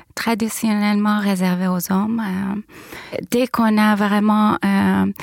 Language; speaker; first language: French; non-native, fluent; Persian